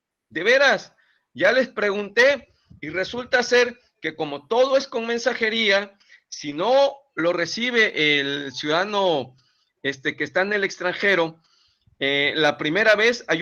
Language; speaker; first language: Spanish; native; Spanish